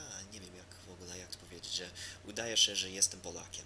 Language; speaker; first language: Polish; non-native, fluent; English